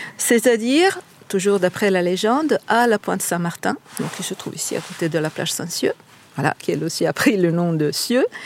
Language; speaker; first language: French; non-native, fluent; Italian